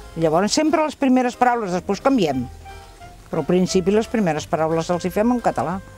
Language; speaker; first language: Catalan; native; Catalan